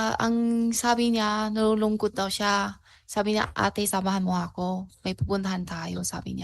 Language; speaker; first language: Filipino; non-native, learner; Chinese